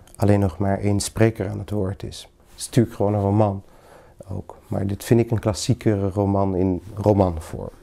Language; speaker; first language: Dutch; early bilingual, other home language; Greek